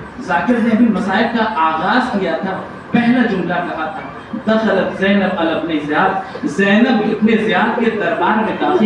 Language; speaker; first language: Urdu; native; Urdu